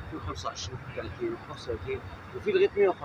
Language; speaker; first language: Arabic; native; Arabic